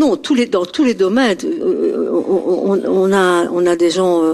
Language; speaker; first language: French; native; French